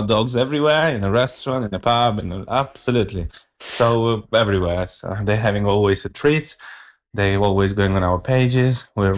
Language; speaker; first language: English; non-native, fluent; Romanian